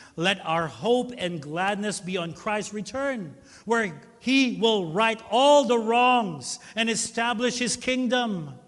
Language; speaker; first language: English; non-native, local second language; Filipino